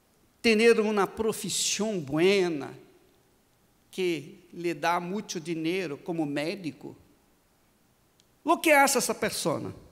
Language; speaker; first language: Portuguese; non-native, fluent; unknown